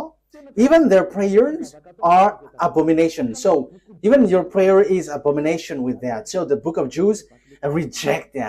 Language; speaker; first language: English; non-native, fluent; Malagasy